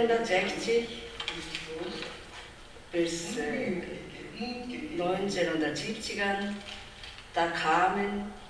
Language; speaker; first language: German; non-native, fluent; Korean